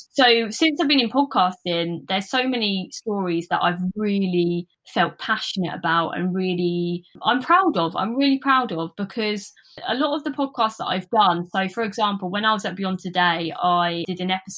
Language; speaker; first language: English; native; English